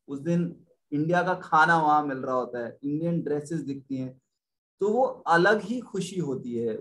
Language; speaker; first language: Hindi; native; Hindi